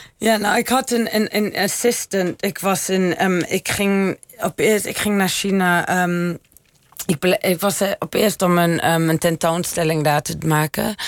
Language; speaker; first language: Dutch; early bilingual, heritage; Dutch